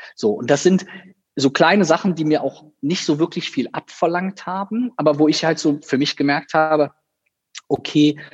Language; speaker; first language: German; native; German